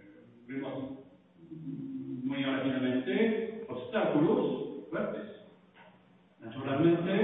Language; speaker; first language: Spanish; non-native, fluent; French